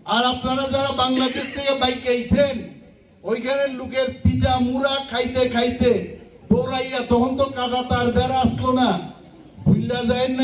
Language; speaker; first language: Bangla; non-native, local second language; Kok Borok